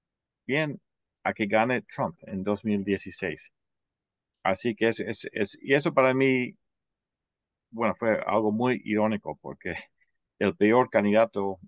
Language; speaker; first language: Spanish; non-native, fluent; English